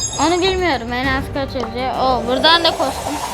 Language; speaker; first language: Turkish; native; Turkish